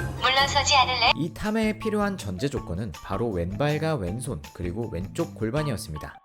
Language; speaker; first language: Korean; native; Korean